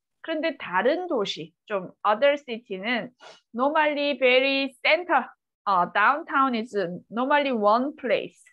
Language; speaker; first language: Korean; native; Korean